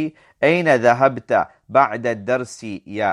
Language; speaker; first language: Arabic; non-native, fluent; English